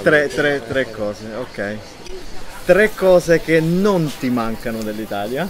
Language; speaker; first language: Italian; native; Italian